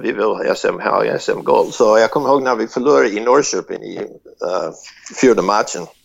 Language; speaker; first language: Swedish; non-native, fluent; English